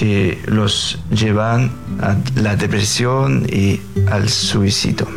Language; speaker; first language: Spanish; non-native, fluent; Faroese